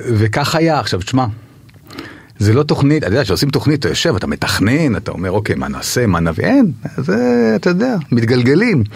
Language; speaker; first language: Hebrew; native; Hebrew